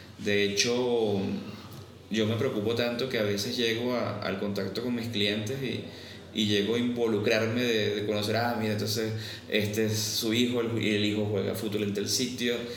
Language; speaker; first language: Spanish; native; Spanish